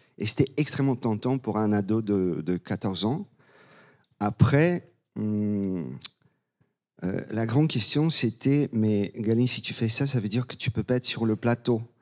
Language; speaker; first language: French; non-native, fluent; Bulgarian